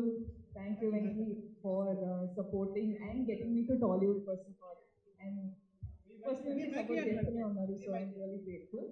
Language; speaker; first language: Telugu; non-native, fluent; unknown